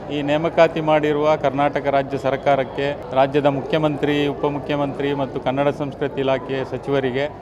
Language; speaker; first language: Kannada; non-native, local second language; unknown